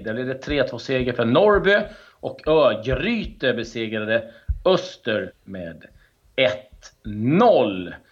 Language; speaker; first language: Swedish; native; Swedish